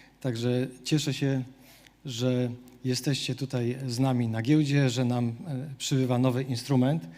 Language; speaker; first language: Polish; native; Polish